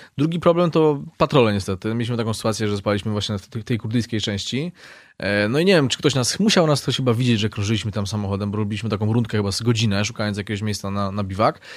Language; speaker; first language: Polish; native; Polish